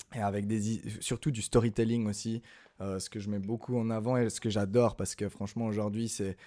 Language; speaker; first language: French; native; French